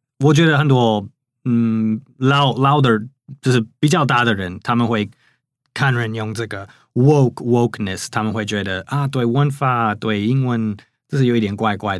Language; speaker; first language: Chinese; non-native, fluent; English